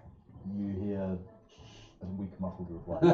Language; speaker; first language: English; native; English